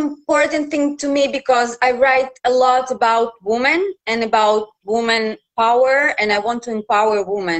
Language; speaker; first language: English; non-native, fluent; Russian